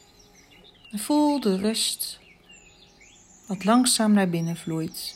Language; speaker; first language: Dutch; native; Dutch